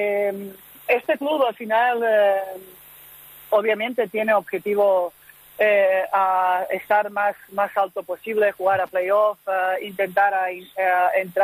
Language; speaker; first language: Spanish; non-native, fluent; Serbian